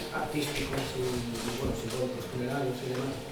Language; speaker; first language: Spanish; native; Spanish